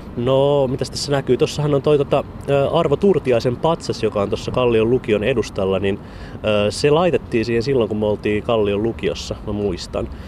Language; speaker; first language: Finnish; native; Finnish